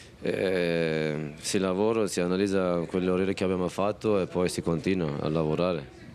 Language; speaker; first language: Italian; non-native, fluent; Turkish